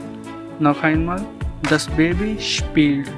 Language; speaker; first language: German; non-native, learner; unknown